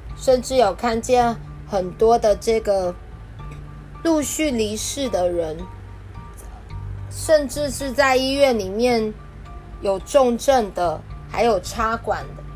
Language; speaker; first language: Chinese; native; Chinese